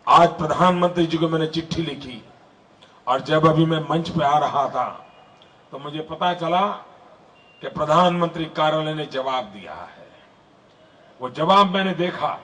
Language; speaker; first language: Hindi; non-native, local second language; Gujarati